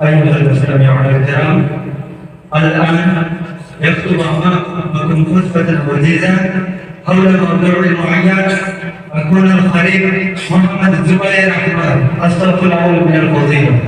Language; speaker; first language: Arabic; non-native, learner; Bangla